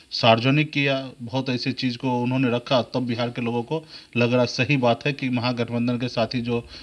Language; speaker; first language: Hindi; native; Hindi